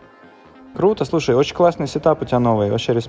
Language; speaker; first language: Russian; native; Russian